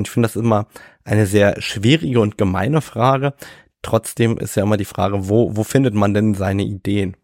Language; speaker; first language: German; native; German